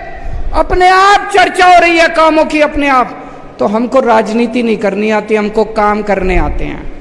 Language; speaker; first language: Hindi; native; Hindi